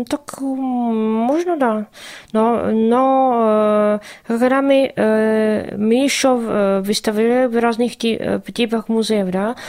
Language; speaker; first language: Russian; non-native, learner; Czech